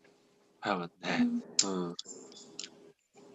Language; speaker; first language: English; non-native, learner; Chinese